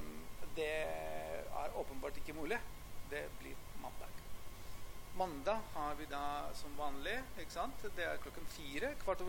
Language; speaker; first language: Norwegian; non-native, fluent; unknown